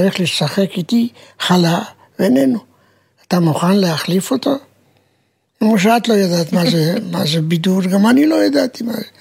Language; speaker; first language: Hebrew; non-native, fluent; Romanian